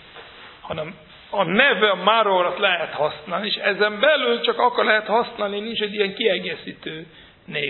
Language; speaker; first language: Hungarian; non-native, fluent; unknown